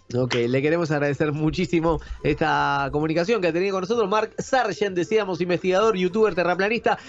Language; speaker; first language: Spanish; native; Spanish